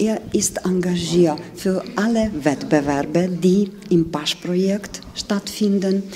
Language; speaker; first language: German; non-native, fluent; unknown